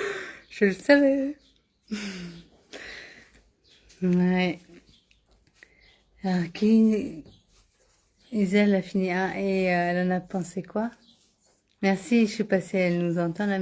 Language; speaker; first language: French; native; French